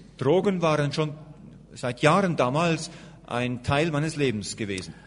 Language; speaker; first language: German; native; German